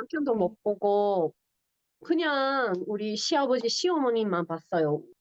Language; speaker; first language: Korean; non-native, learner; English